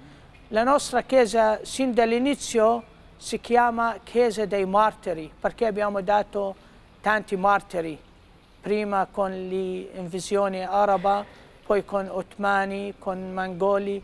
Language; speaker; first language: Italian; non-native, fluent; Arabic